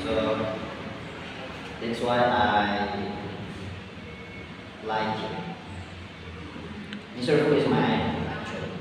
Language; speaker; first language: English; non-native, learner; Indonesian